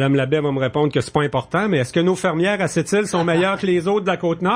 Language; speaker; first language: French; native; French